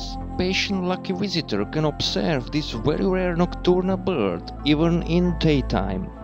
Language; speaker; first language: English; non-native, fluent; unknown